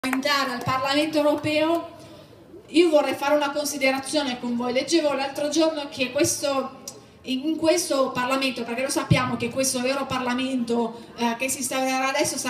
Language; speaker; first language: Italian; native; Italian